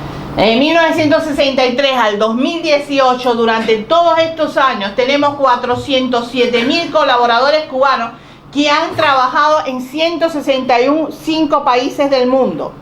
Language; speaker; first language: Spanish; native; Spanish